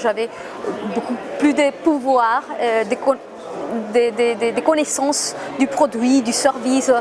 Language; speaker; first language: French; non-native, fluent; Spanish